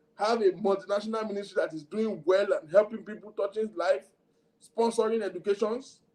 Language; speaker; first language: English; non-native, local second language; Yoruba